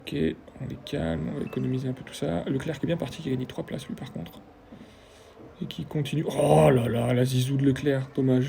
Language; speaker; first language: French; native; French